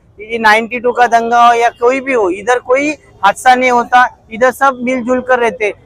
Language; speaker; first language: Hindi; non-native, local second language; Marathi